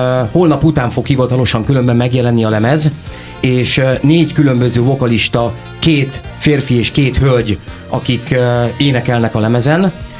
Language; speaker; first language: Hungarian; native; Hungarian